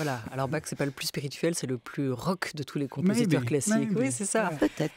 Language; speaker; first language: French; native; French